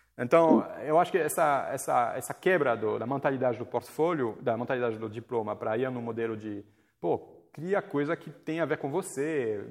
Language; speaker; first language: Portuguese; non-native, fluent; French